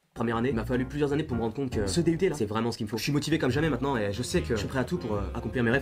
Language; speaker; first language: French; native; French